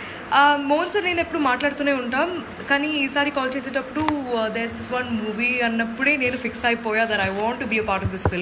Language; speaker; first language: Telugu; non-native, fluent; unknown